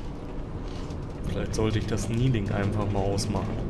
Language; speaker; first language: German; native; German